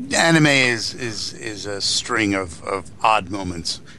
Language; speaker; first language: English; native; English